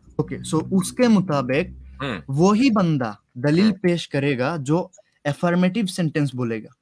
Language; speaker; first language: Hindi; non-native, fluent; Bangla